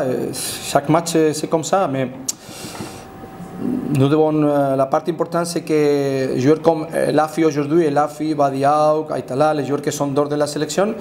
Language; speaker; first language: French; non-native, fluent; Spanish